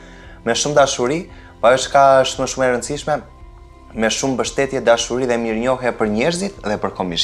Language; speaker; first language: Albanian; native; Albanian